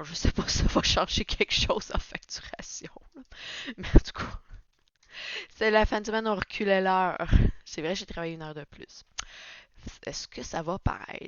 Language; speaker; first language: French; native; French